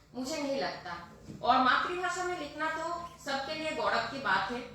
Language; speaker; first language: Hindi; non-native, local second language; Bangla